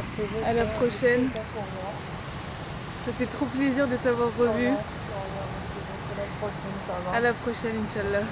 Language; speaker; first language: French; native; French